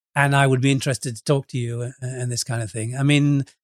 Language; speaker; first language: English; native; English